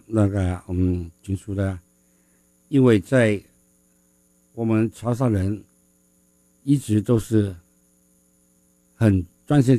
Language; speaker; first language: Chinese; non-native, fluent; Min Nan Chinese